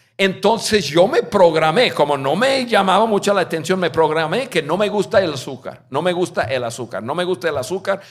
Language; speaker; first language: Spanish; non-native, fluent; English